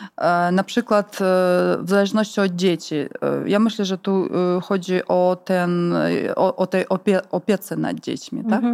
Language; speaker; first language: Polish; non-native, fluent; Ukrainian